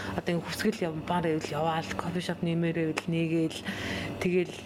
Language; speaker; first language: Mongolian; native; Mongolian